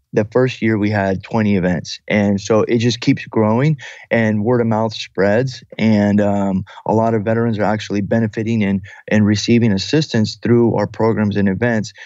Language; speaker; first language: English; early bilingual, other home language; Russian